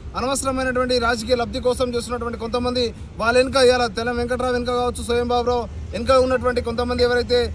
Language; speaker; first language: Telugu; non-native, local second language; Lambadi